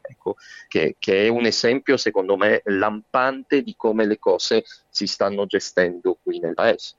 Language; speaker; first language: Italian; native; Italian